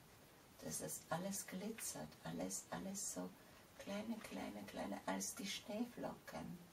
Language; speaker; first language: German; non-native, fluent; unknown